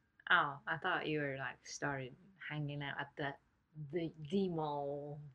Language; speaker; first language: English; non-native, fluent; Japanese